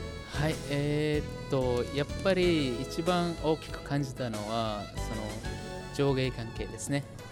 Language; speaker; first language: Japanese; non-native, fluent; Mongolian